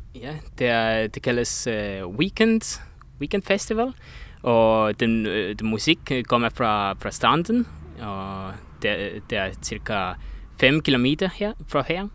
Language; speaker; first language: Danish; non-native, learner; Estonian